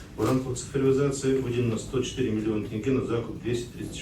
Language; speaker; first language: Russian; non-native, local second language; Kazakh